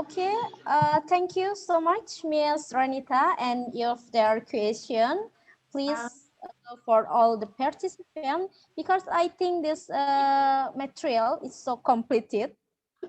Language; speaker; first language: English; non-native, learner; Indonesian